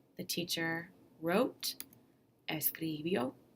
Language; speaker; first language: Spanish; non-native, fluent; English